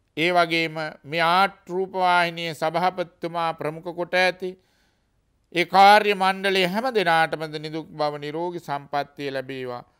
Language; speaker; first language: Sinhala; native; Sinhala